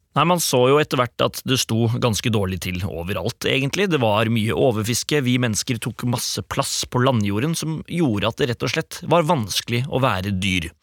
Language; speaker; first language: Norwegian; native; Norwegian